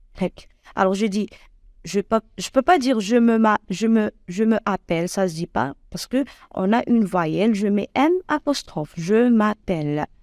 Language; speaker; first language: French; non-native, local second language; Arabic